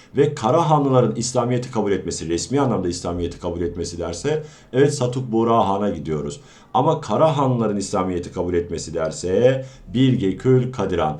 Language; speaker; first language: Turkish; native; Turkish